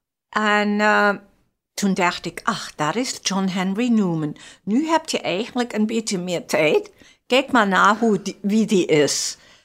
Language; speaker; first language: Dutch; non-native, fluent; English